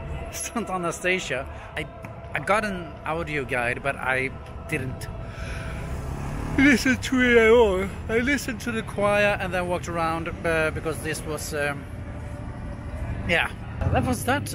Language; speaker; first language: English; non-native, fluent; Swedish